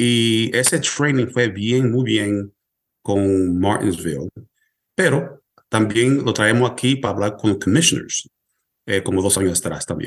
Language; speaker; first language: Spanish; early bilingual, heritage; Spanish